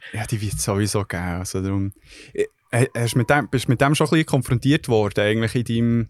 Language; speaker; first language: German; early bilingual, other home language; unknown